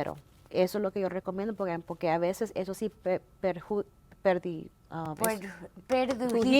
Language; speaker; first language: Spanish; early bilingual, heritage; Spanish